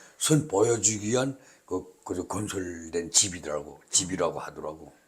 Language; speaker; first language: Korean; native; Korean